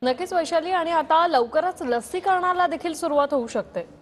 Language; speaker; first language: Marathi; native; Marathi